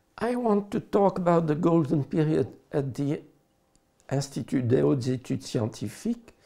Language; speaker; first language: English; non-native, fluent; French